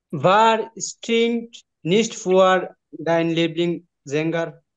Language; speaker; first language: German; non-native, learner; Bangla